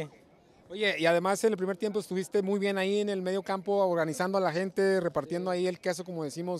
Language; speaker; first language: Spanish; native; Spanish